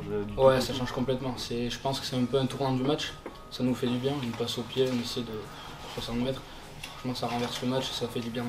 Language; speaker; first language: French; native; French